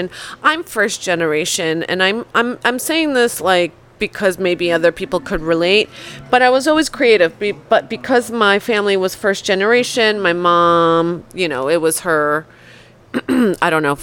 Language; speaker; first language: English; early bilingual, other home language; Polish